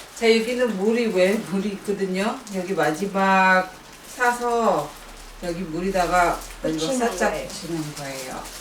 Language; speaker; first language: Korean; non-native, learner; Filipino